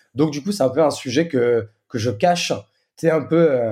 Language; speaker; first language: French; native; French